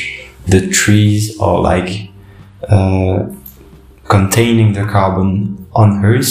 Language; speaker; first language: English; non-native, fluent; French